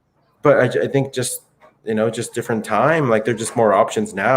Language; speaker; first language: English; native; English